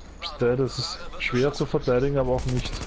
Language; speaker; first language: German; native; German